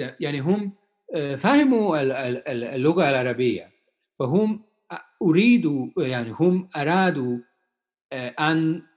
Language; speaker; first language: Arabic; non-native, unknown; Hungarian